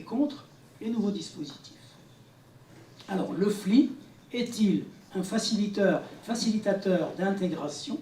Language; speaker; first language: French; native; French